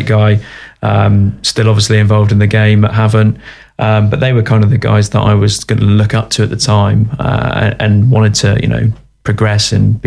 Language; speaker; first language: English; native; English